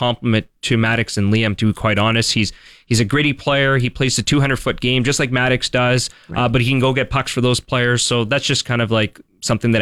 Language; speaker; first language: English; native; English